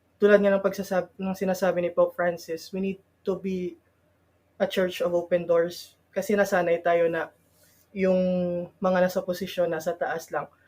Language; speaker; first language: Filipino; non-native, local second language; Hiligaynon